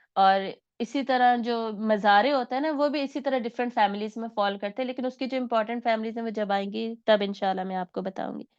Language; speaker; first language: Urdu; native; Urdu